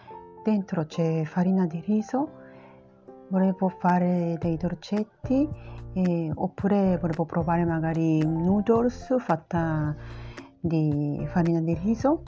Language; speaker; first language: Italian; non-native, learner; Japanese